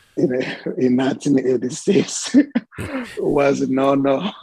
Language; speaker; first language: English; non-native, fluent; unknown